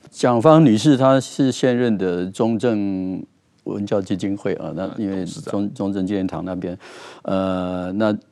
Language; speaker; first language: Chinese; native; Chinese